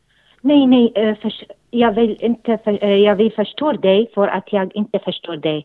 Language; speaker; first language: Swedish; non-native, learner; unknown